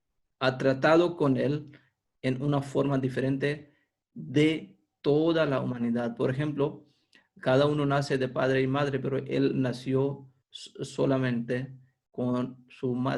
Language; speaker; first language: Spanish; non-native, fluent; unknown